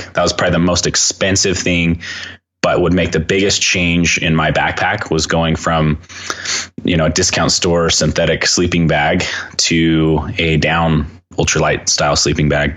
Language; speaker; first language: English; native; English